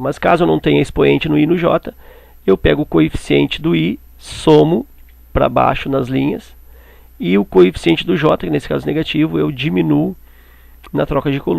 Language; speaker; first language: Portuguese; native; Portuguese